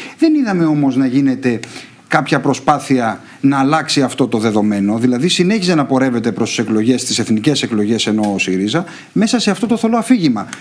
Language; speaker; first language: Greek; native; Greek